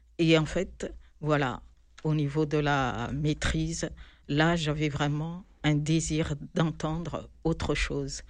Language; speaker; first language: French; non-native, local second language; Malagasy